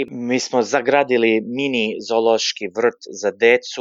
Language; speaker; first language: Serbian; early bilingual, heritage; Serbian